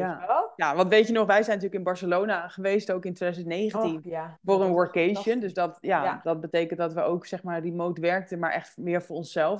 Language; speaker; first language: Dutch; native; Dutch